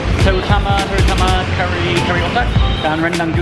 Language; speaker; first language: Indonesian; non-native, learner; English